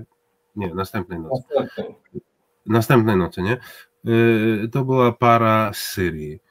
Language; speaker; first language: Polish; non-native, fluent; Hebrew